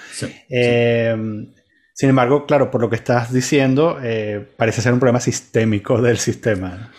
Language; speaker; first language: Spanish; native; Spanish